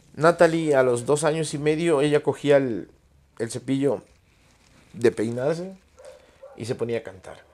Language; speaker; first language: Spanish; native; Spanish